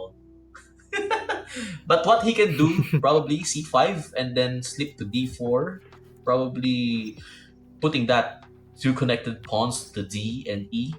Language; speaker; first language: English; non-native, local second language; Filipino